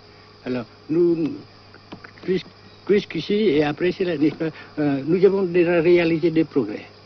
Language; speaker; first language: French; non-native, local second language; Vietnamese